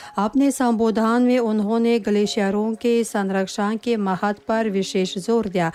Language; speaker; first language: Hindi; non-native, fluent; Tajik